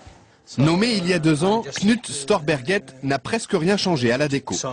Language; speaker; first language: French; native; French